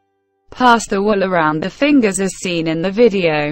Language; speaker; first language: English; non-native, learner; Spanish